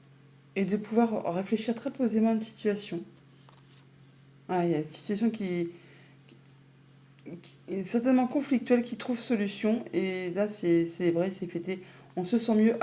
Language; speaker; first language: French; native; French